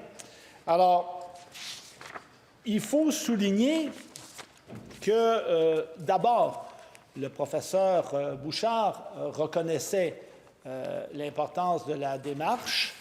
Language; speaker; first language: French; native; French